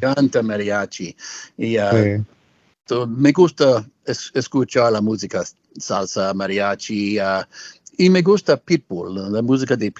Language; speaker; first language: Spanish; non-native, learner; English